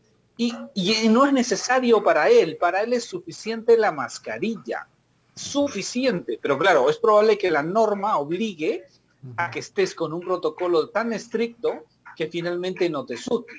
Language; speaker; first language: Spanish; native; Spanish